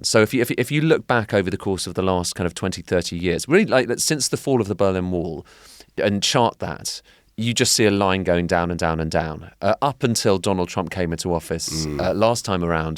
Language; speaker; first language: English; native; English